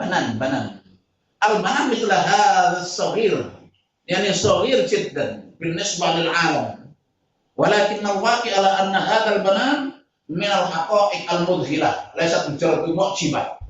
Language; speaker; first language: Arabic; non-native, fluent; Indonesian